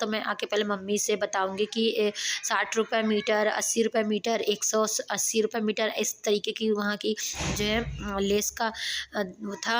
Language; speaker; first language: Hindi; native; Hindi